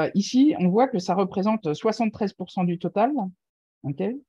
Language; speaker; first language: French; native; French